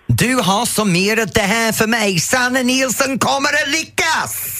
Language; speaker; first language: Swedish; non-native, fluent; English